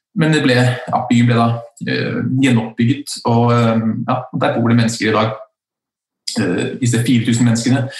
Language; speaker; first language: Norwegian; early bilingual, other home language; Icelandic